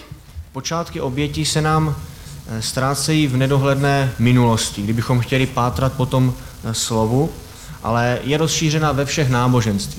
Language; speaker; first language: Czech; native; Czech